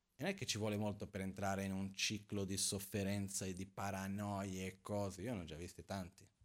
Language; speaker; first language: Italian; non-native, fluent; Portuguese